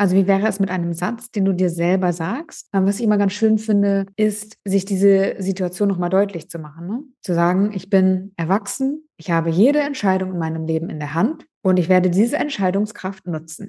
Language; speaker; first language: German; native; German